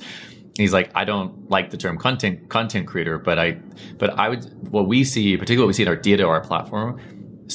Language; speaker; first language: English; native; English